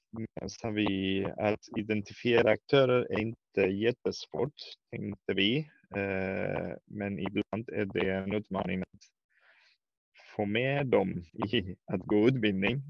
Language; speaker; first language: Swedish; non-native, fluent; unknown